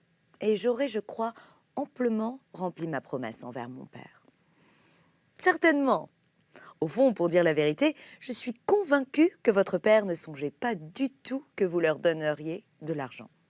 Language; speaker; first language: French; native; French